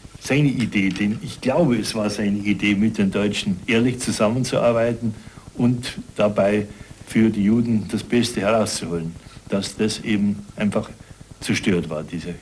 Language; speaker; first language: German; native; German